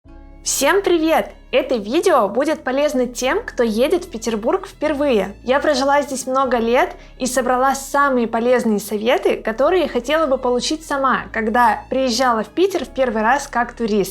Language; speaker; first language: Russian; native; Russian